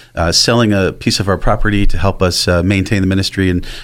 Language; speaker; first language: English; native; English